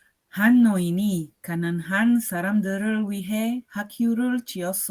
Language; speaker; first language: Korean; non-native, learner; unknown